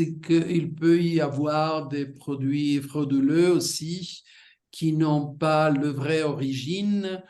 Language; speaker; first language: French; non-native, fluent; Spanish